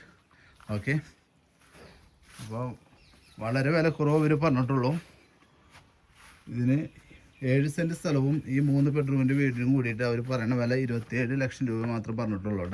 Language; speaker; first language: Malayalam; native; Malayalam